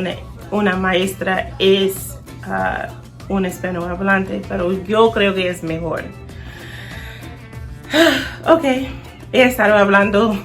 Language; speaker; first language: Spanish; non-native, learner; English